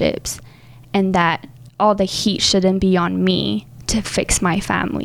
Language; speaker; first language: English; native; English